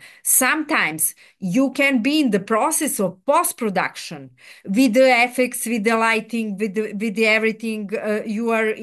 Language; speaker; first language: English; non-native, fluent; Serbian